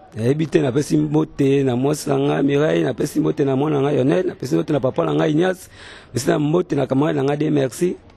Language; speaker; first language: Lingala; non-native, local second language; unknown